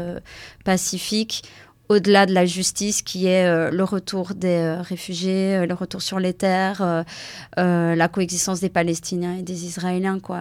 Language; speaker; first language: French; native; French